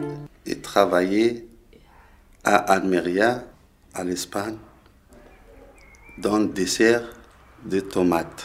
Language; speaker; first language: French; non-native, learner; Arabic